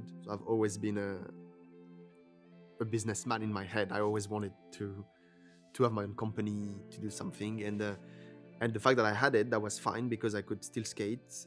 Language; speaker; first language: English; non-native, fluent; French